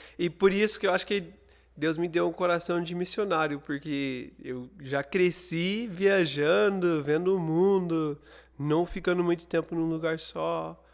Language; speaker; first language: Portuguese; non-native, fluent; English